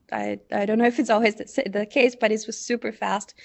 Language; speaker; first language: English; non-native, fluent; Portuguese